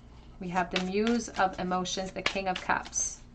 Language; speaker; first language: English; native; English